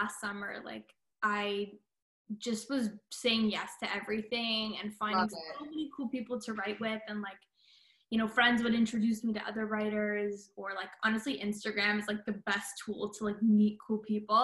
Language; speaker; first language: English; native; English